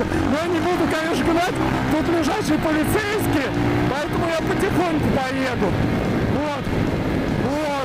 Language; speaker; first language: Russian; native; Russian